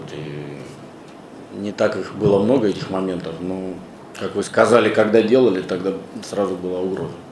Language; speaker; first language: Russian; native; Russian